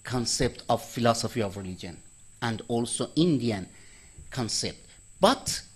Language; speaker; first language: English; non-native, fluent; Persian